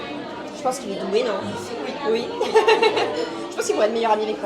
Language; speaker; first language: French; non-native, learner; English